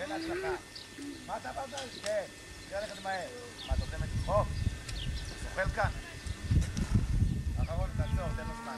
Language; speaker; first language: Hebrew; native; Hebrew